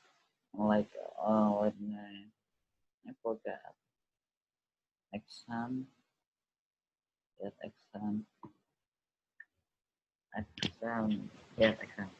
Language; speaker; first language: English; non-native, learner; Indonesian